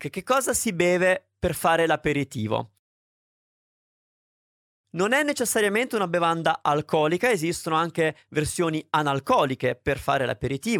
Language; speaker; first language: Italian; native; Italian